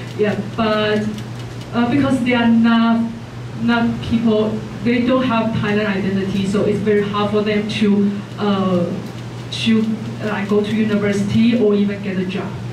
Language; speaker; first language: English; non-native, fluent; Chinese